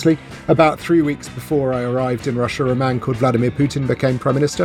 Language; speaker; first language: English; native; English